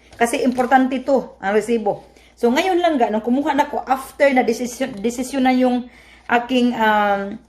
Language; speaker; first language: Filipino; non-native, local second language; Cebuano